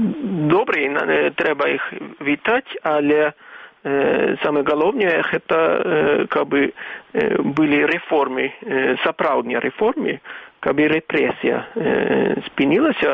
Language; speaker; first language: Belarusian; non-native, fluent; Swedish